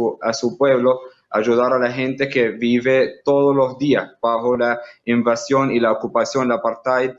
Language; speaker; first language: Spanish; non-native, fluent; Arabic